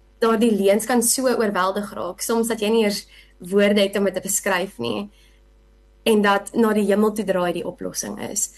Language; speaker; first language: Afrikaans; native; Afrikaans